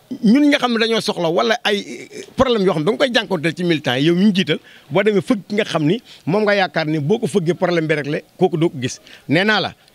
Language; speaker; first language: Wolof; native; Wolof